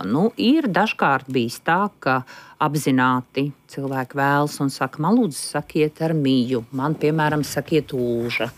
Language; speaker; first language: Latvian; native; Latvian